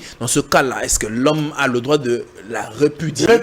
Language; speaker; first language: French; non-native, local second language; Lingala